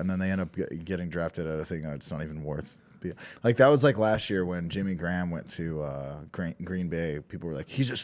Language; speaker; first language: English; native; English